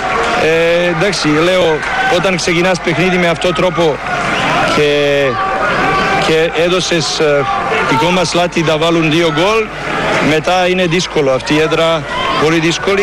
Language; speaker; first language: Greek; non-native, learner; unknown